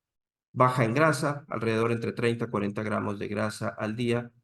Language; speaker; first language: Spanish; native; Spanish